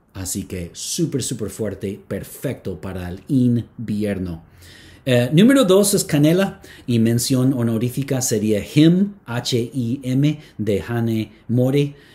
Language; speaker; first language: Spanish; non-native, fluent; English